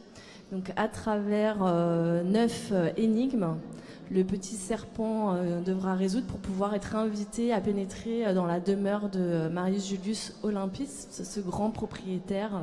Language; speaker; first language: French; native; French